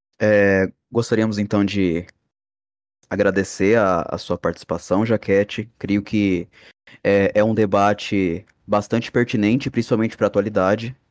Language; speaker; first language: Portuguese; native; Portuguese